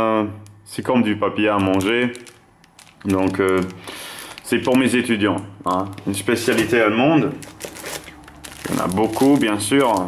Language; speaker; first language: French; non-native, fluent; German